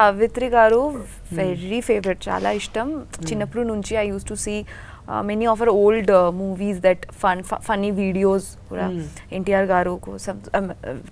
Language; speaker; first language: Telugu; non-native, learner; Bangla